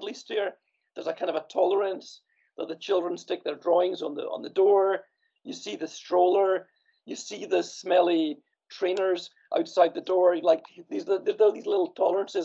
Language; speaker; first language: English; native; English